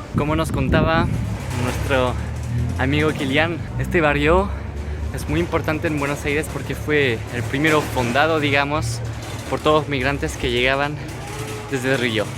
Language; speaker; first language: Spanish; non-native, fluent; French